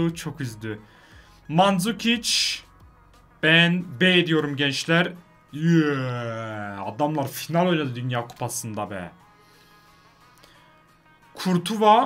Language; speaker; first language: Turkish; native; Turkish